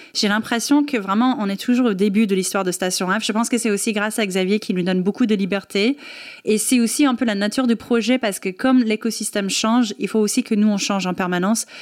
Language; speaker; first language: French; non-native, fluent; English